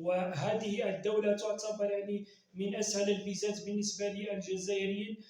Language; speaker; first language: Arabic; native; Arabic